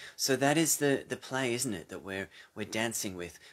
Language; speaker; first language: English; native; English